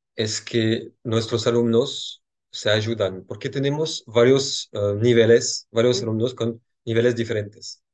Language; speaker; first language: Spanish; non-native, fluent; French